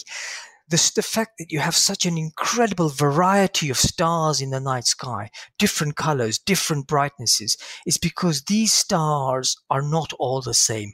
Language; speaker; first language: English; native; English